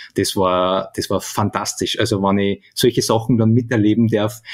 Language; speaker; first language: German; native; German